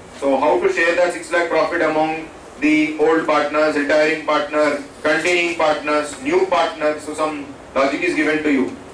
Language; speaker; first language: English; non-native, local second language; Telugu